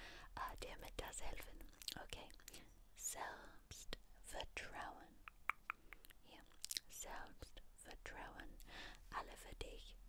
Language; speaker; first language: German; non-native, learner; English